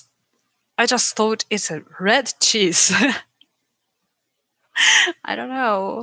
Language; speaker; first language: English; non-native, learner; Japanese